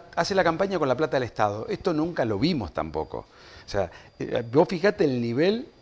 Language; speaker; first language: Spanish; native; Spanish